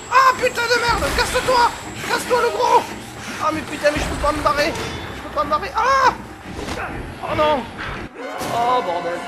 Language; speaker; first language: French; native; French